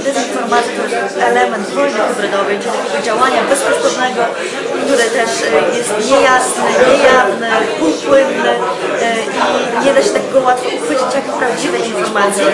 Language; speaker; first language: Polish; native; Polish